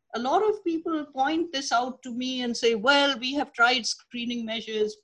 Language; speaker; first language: English; non-native, local second language; Urdu